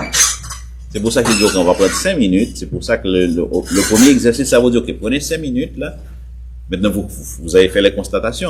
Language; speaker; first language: French; native; French